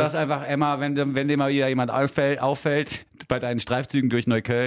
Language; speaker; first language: German; native; German